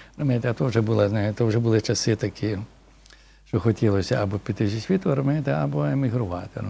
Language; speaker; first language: Ukrainian; native; Ukrainian